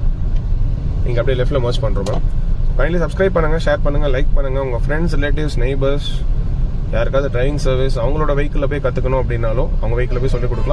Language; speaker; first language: Tamil; native; Tamil